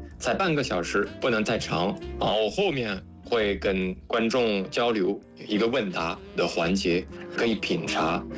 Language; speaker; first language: Chinese; non-native, fluent; French